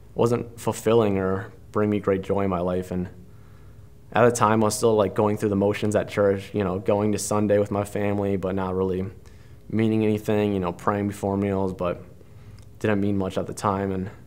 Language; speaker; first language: English; native; English